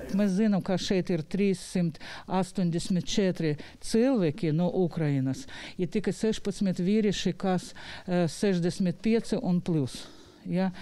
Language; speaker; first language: Latvian; non-native, local second language; Russian